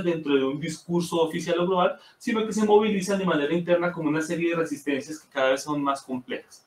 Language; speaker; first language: Spanish; native; Spanish